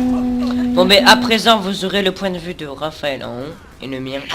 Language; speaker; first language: French; native; French